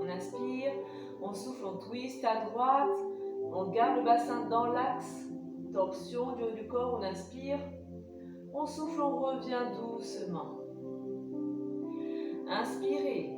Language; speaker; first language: French; native; French